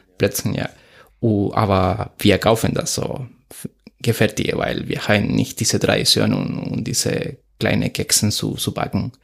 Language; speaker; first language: German; non-native, fluent; Spanish